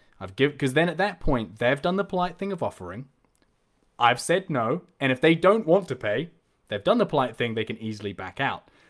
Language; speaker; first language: English; native; English